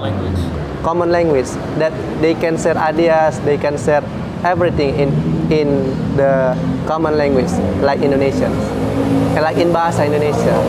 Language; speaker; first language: English; non-native, fluent; Indonesian